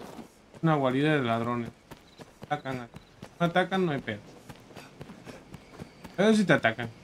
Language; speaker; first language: Spanish; native; Spanish